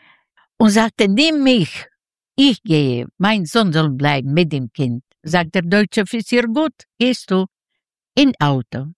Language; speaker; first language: German; non-native, learner; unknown